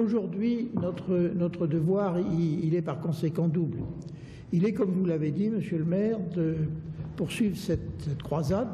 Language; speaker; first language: French; native; French